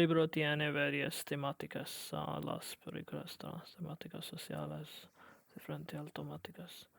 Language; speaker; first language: Spanish; non-native, learner; English